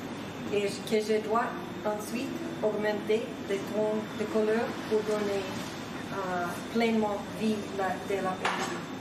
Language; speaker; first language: French; non-native, fluent; Swedish